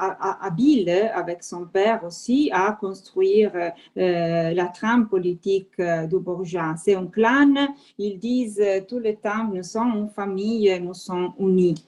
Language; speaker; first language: French; non-native, fluent; Italian